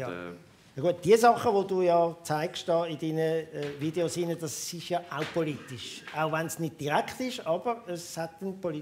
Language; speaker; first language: German; native; German